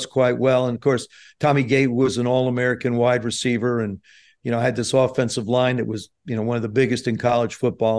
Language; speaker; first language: English; native; English